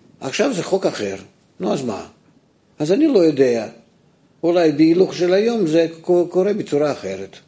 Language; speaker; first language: Hebrew; non-native, fluent; Russian